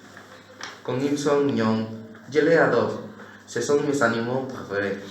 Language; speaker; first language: French; non-native, learner; Spanish